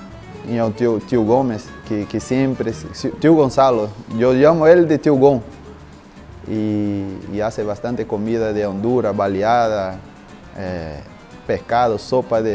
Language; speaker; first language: Spanish; non-native, learner; Portuguese